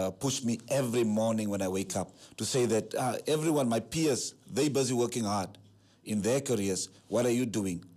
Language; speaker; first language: English; non-native, local second language; Afrikaans